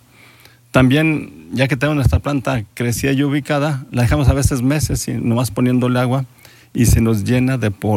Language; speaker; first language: Spanish; native; Spanish